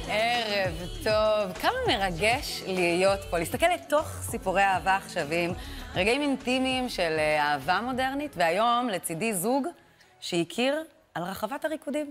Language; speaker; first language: Hebrew; native; Hebrew